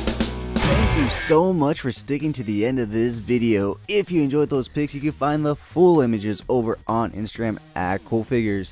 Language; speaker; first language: English; native; English